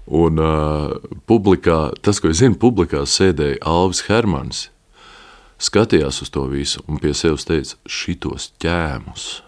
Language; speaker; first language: Latvian; native; Latvian